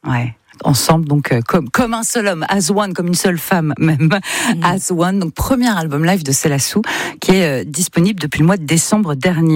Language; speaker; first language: French; native; French